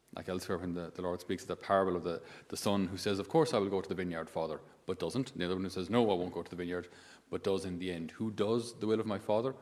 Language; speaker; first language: English; native; English